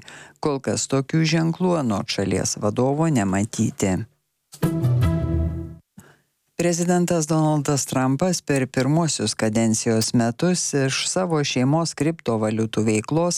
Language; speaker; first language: Lithuanian; native; Lithuanian